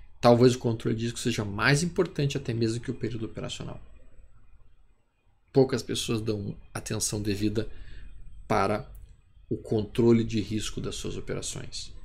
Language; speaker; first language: Portuguese; native; Portuguese